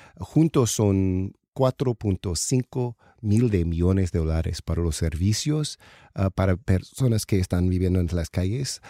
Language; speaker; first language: Spanish; non-native, learner; English